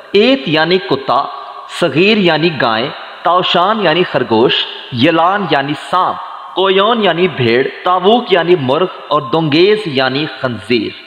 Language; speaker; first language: Urdu; native; Urdu